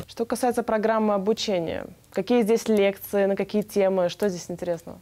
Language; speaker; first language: Russian; native; Russian